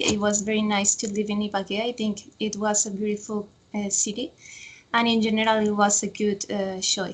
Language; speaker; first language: English; non-native, fluent; Spanish